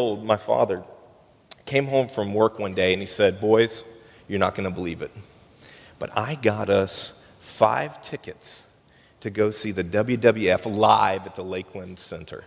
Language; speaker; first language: English; native; English